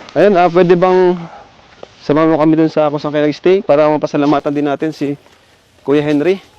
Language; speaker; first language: Filipino; native; Filipino